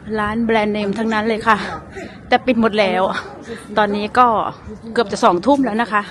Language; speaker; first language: Thai; native; Thai